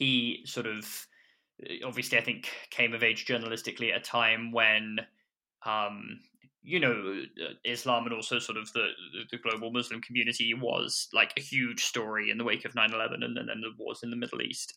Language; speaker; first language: English; native; English